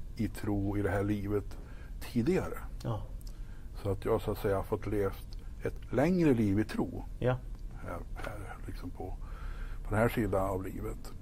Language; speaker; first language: Swedish; native; Swedish